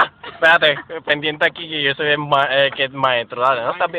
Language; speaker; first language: Spanish; native; Spanish